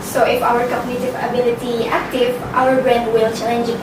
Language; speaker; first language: English; non-native, learner; Indonesian